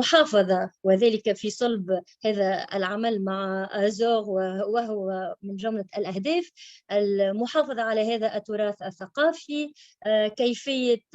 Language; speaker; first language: Arabic; native; Arabic